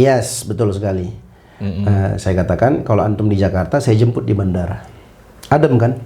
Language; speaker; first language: Indonesian; native; Indonesian